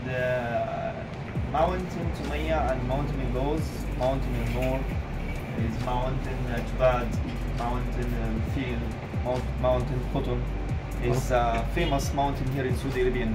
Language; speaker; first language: English; non-native, learner; Arabic